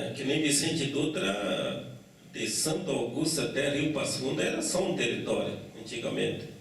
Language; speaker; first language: Portuguese; non-native, local second language; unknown